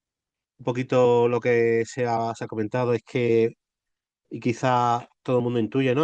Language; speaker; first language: Spanish; native; Spanish